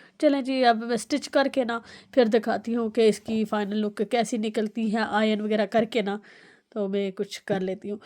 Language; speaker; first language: Urdu; non-native, local second language; Pahari-Potwari